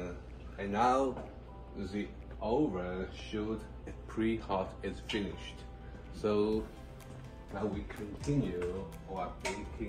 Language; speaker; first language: English; non-native, learner; Chinese